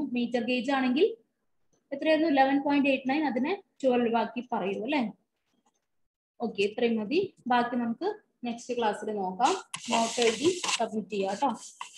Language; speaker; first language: Malayalam; native; Malayalam